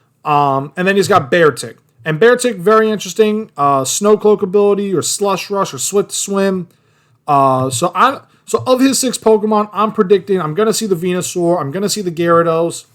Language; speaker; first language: English; native; English